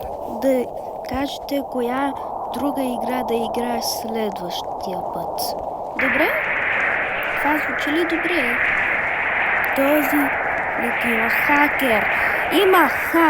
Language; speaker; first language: Bulgarian; early bilingual, heritage; Bulgarian